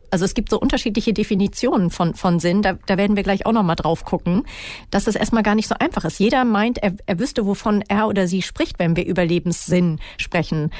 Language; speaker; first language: German; native; German